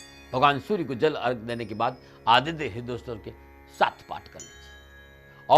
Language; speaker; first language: Hindi; native; Hindi